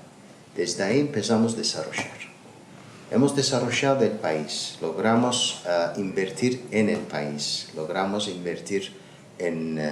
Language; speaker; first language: Spanish; non-native, learner; Azerbaijani